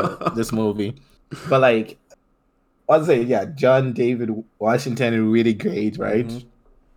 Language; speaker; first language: English; non-native, local second language; Nyanja